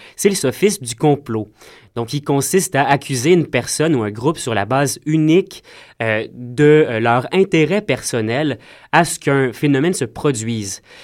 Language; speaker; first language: French; native; French